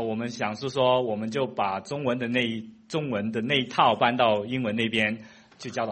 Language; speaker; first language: Chinese; non-native, fluent; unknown